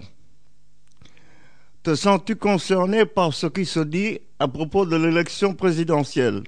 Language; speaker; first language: French; non-native, local second language; English